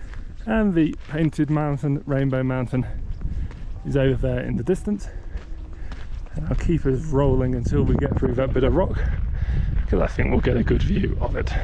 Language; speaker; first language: English; native; English